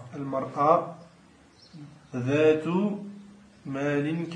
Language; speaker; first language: Arabic; non-native, learner; French